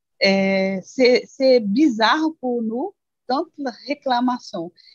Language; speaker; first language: French; non-native, learner; Portuguese